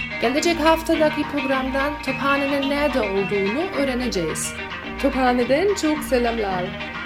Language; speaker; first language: Turkish; non-native, learner; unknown